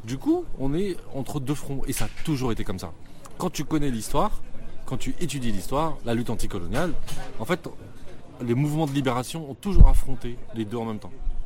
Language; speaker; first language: French; native; French